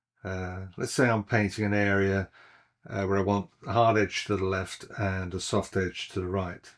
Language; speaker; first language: English; native; English